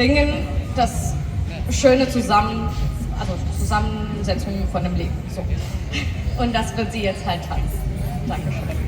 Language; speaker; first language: German; non-native, fluent; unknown